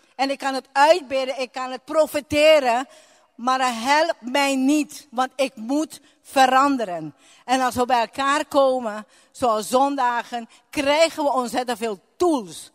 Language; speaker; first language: Dutch; non-native, local second language; Papiamento